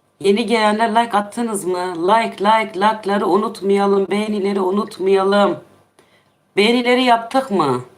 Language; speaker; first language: Turkish; non-native, local second language; Kurdish